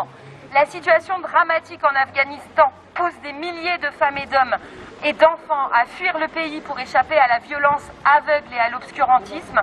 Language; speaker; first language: French; native; French